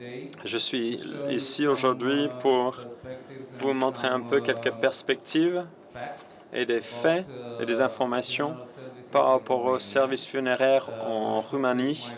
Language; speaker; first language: French; non-native, fluent; Romanian